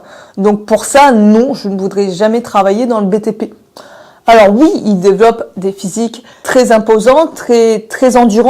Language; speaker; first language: French; native; French